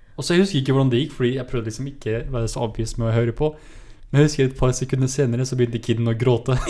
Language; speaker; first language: Norwegian; early bilingual, other home language; Kurdish